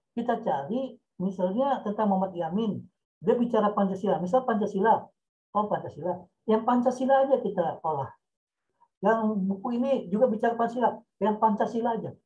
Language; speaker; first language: Indonesian; non-native, local second language; Minangkabau